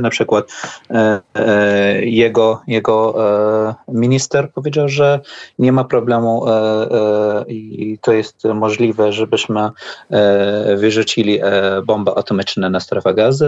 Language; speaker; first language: Polish; non-native, learner; Arabic